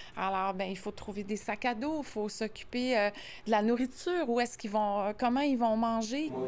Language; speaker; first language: French; native; French